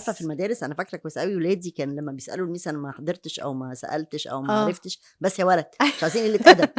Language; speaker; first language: Arabic; native; Arabic